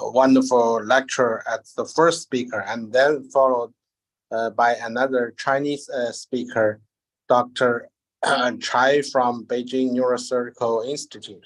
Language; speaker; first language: English; non-native, learner; Chinese